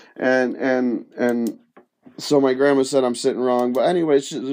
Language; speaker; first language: English; early bilingual, other home language; Spanish